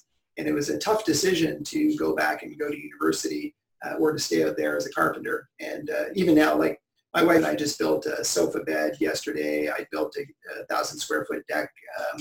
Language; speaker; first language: English; native; English